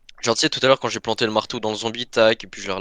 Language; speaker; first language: French; native; French